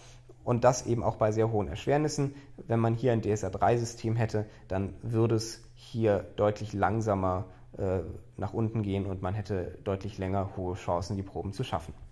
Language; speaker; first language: German; native; German